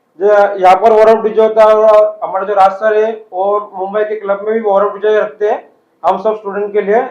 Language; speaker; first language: Hindi; native; Hindi